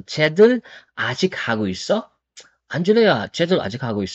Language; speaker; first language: Korean; non-native, fluent; Filipino